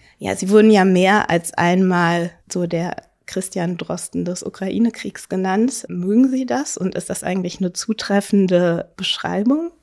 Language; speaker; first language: German; native; German